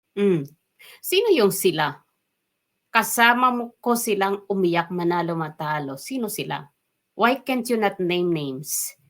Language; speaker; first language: Filipino; non-native, local second language; Waray